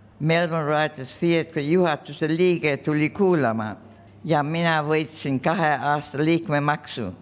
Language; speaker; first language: Estonian; early bilingual, heritage; Estonian